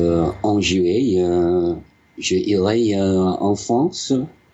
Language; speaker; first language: French; non-native, learner; English